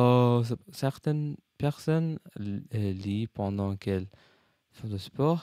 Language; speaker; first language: French; non-native, learner; English